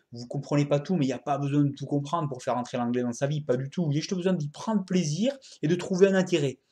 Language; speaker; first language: French; native; French